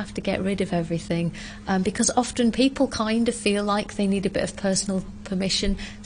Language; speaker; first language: English; native; English